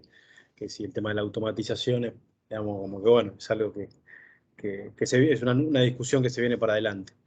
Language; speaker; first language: Spanish; native; Spanish